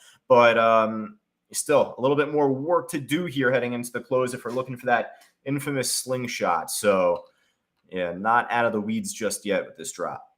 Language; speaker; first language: English; native; English